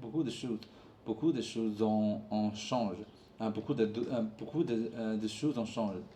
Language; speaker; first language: French; non-native, learner; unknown